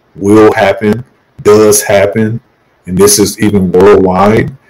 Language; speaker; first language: English; native; English